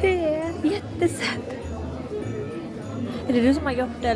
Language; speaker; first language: Swedish; non-native, learner; Japanese